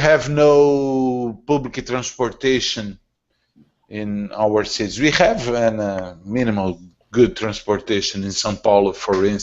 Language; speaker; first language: English; non-native, learner; Portuguese